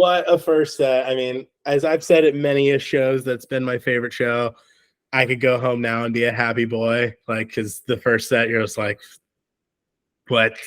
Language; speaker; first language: English; native; English